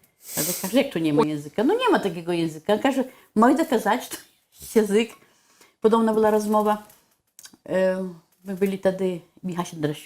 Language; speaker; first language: Polish; non-native, local second language; Belarusian